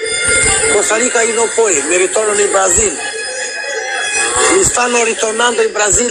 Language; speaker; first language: Italian; non-native, learner; Albanian